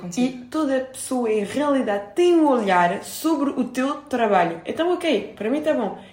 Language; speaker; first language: Portuguese; non-native, fluent; French